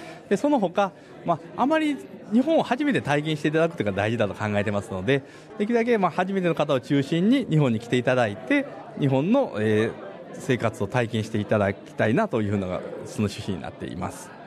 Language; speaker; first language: Japanese; native; Japanese